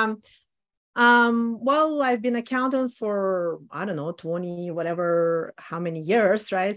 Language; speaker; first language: English; non-native, fluent; Russian